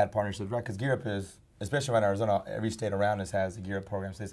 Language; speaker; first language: English; early bilingual, other home language; Spanish